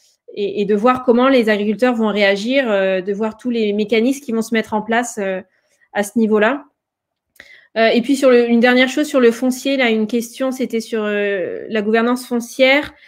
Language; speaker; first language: French; native; French